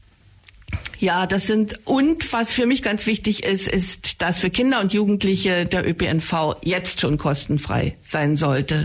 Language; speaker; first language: German; native; German